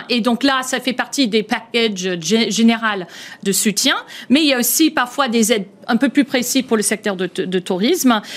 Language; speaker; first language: French; non-native, fluent; English